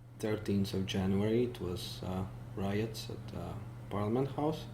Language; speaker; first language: English; non-native, fluent; Latvian